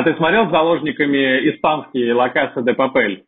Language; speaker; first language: Russian; native; Russian